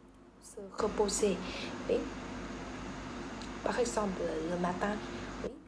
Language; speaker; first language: French; non-native, learner; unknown